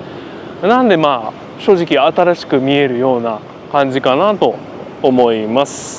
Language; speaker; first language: Japanese; native; Japanese